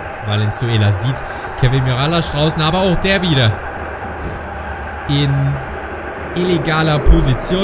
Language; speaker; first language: German; native; German